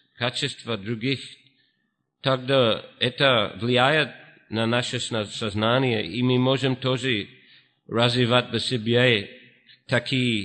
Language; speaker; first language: Russian; non-native, fluent; English